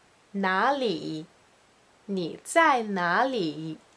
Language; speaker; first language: Chinese; non-native, learner; English